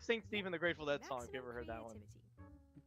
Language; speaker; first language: English; native; English